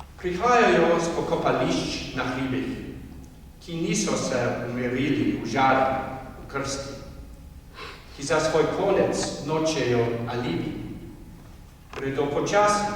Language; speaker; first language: Slovenian; non-native, fluent; English